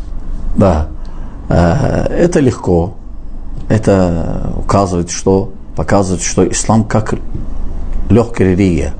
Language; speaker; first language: Russian; non-native, fluent; Azerbaijani